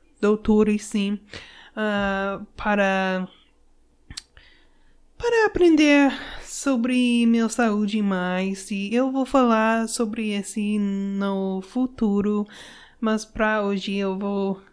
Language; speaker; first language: Portuguese; non-native, learner; English